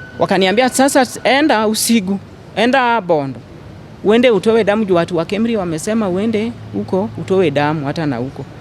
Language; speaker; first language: Swahili; non-native, local second language; Luo (Kenya and Tanzania)